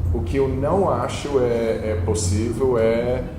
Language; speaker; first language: Portuguese; non-native, fluent; English